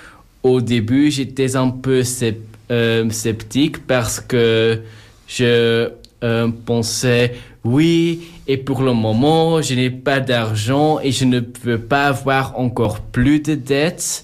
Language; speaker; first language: French; non-native, local second language; Dutch